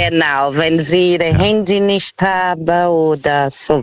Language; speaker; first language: German; non-native, fluent; Portuguese